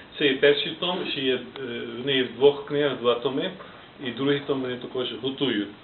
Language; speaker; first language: Ukrainian; early bilingual, heritage; Ukrainian